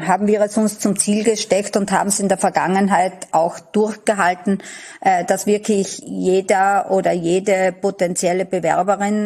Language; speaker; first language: German; native; German